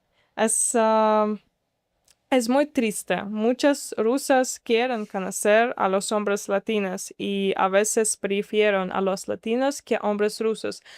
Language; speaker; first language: Spanish; non-native, learner; Russian